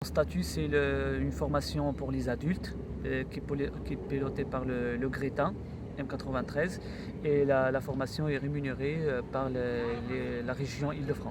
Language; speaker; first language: French; non-native, local second language; Arabic